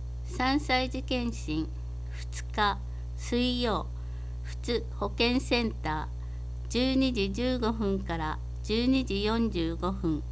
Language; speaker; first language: Japanese; native; Japanese